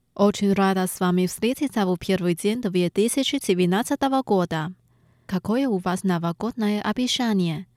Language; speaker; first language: Russian; non-native, fluent; Chinese